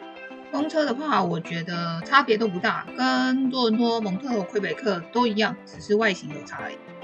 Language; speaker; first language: Chinese; native; Chinese